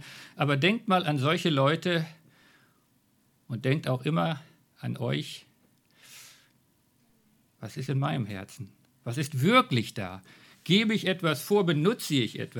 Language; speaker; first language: German; native; German